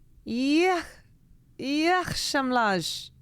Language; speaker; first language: Turkish; non-native, learner; English